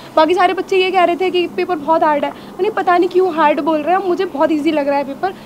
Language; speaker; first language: Hindi; native; Hindi